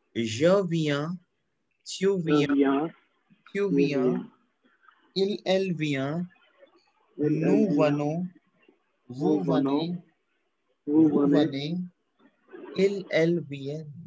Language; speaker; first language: French; non-native, fluent; Hindi